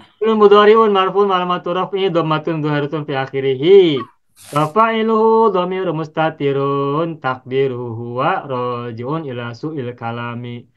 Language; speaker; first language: Arabic; non-native, fluent; Indonesian